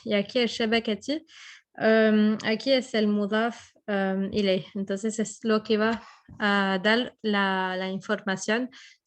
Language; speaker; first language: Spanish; non-native, fluent; French